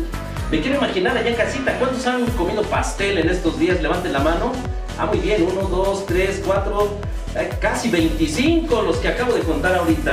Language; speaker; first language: Spanish; native; Spanish